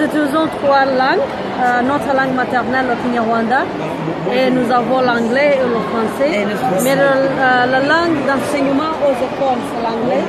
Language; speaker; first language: French; non-native, local second language; Kinyarwanda